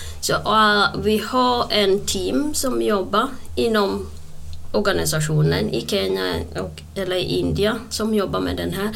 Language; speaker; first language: Swedish; non-native, fluent; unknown